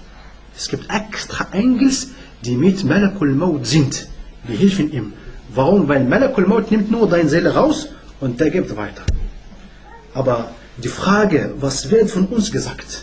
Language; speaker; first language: German; non-native, learner; Arabic